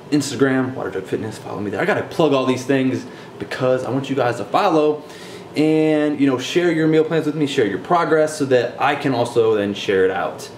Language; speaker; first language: English; native; English